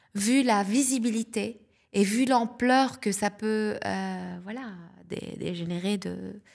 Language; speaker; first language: French; non-native, local second language; Arabic